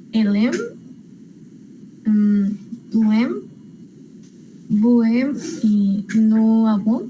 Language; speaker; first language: French; non-native, learner; Spanish